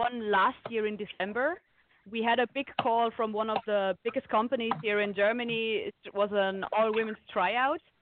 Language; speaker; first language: English; non-native, fluent; German